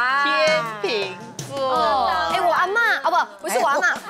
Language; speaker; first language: Chinese; native; Chinese